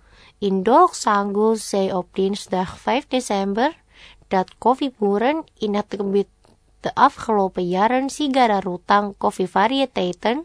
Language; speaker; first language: Dutch; non-native, fluent; Indonesian